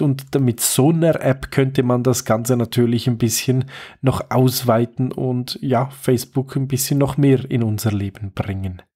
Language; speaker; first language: German; native; German